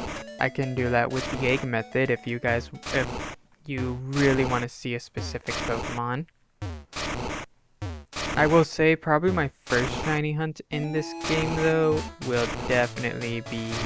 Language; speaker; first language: English; native; English